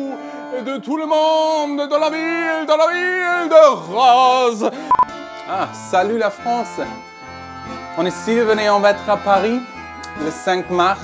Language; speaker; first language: French; non-native, learner; German